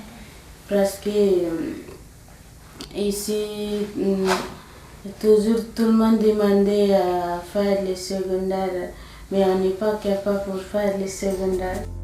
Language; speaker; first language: French; non-native, learner; Nepali